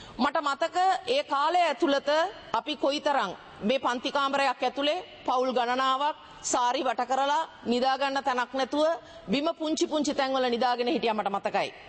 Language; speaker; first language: Sinhala; non-native, local second language; Tamil